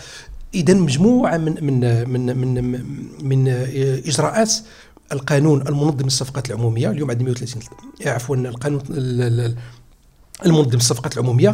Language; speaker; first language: Arabic; native; Arabic